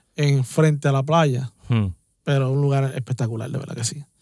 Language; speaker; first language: Spanish; native; Spanish